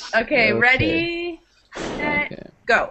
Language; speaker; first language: English; native; English